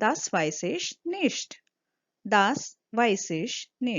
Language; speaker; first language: German; non-native, fluent; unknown